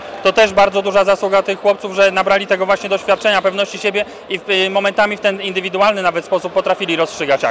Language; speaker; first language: Polish; native; Polish